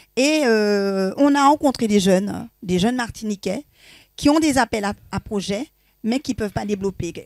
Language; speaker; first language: French; native; French